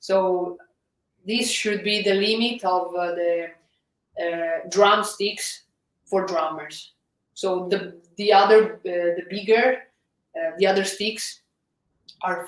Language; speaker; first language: English; non-native, fluent; Italian